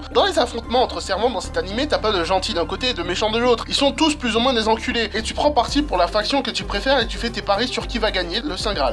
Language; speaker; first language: French; native; French